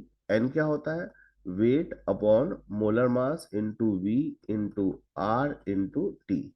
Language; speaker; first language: Hindi; native; Hindi